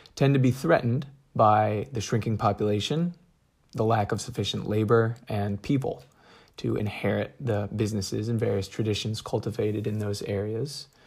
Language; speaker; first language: English; native; English